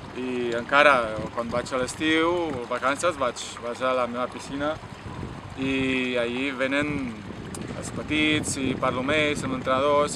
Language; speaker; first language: Catalan; non-native, fluent; Romanian